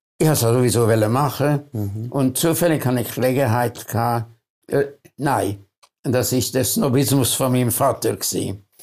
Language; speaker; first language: German; early bilingual, other home language; Hungarian